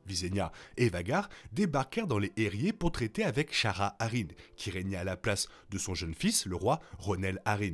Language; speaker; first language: French; native; French